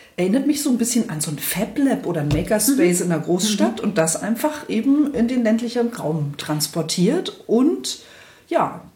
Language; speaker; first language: German; native; German